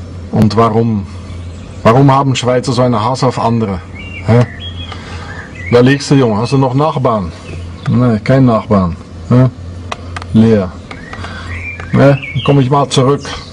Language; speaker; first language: German; non-native, fluent; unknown